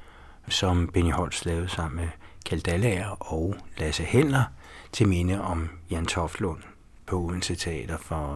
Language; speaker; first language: Danish; native; Danish